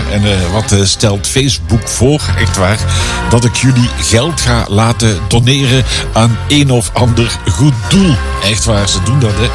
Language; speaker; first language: Dutch; native; Dutch